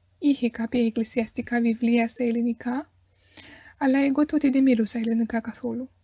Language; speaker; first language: Greek; non-native, fluent; Romanian